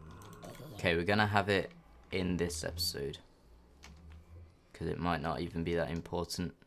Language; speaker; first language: English; native; English